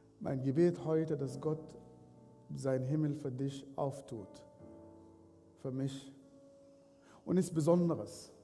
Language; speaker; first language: German; non-native, fluent; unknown